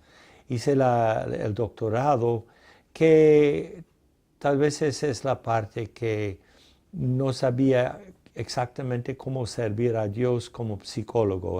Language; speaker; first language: Spanish; non-native, fluent; English